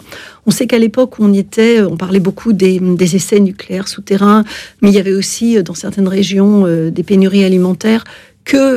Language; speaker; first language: French; native; French